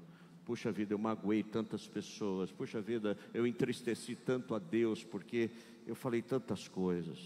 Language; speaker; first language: Portuguese; native; Portuguese